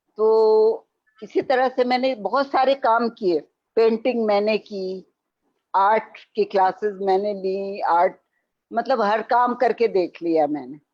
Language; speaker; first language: Urdu; native; Urdu